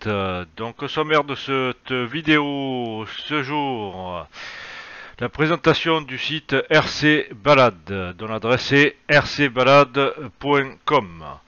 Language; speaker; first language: French; native; French